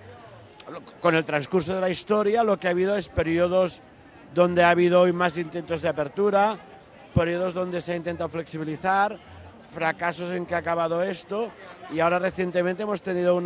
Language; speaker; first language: Spanish; non-native, local second language; Catalan